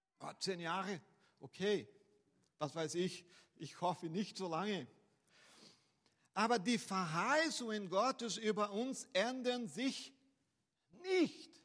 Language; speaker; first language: German; non-native, fluent; Portuguese